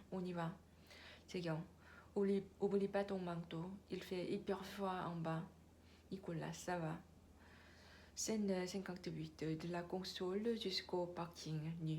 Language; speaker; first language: French; non-native, learner; Korean